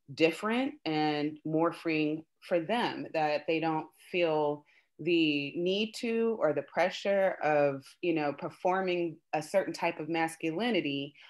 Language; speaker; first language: English; native; English